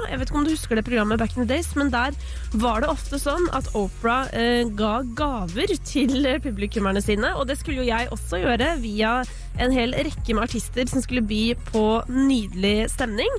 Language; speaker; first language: Norwegian; native; Norwegian